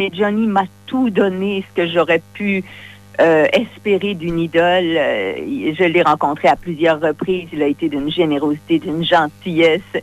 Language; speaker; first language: French; native; French